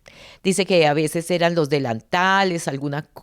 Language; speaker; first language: Spanish; native; Spanish